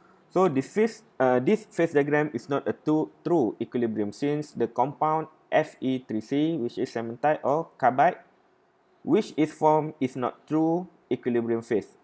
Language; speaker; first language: English; non-native, local second language; Malay